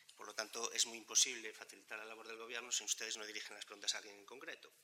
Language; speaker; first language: Spanish; non-native, local second language; Galician